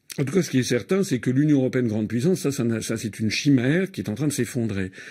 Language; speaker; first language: French; native; French